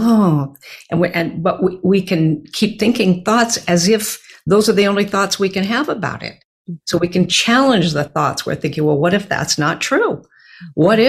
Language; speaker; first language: English; native; English